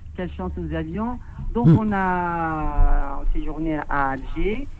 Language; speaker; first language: French; non-native, local second language; Arabic